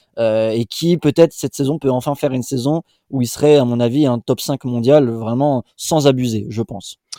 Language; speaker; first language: French; native; French